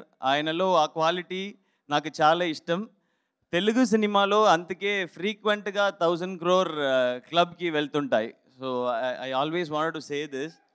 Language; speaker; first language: Telugu; non-native, learner; Tamil